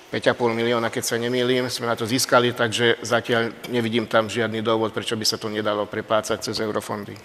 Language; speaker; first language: Slovak; non-native, local second language; Hungarian